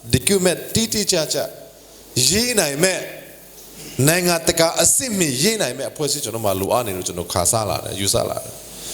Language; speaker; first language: Burmese; non-native, local second language; Hakha Chin